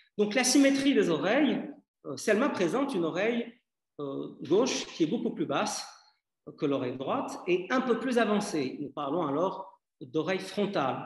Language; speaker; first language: French; non-native, local second language; Arabic